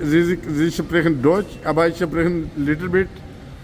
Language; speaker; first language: German; non-native, learner; Urdu